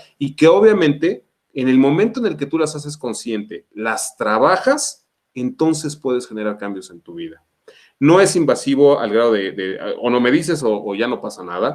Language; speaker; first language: Spanish; native; Spanish